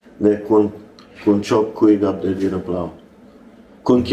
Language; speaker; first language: Thai; non-native, learner; English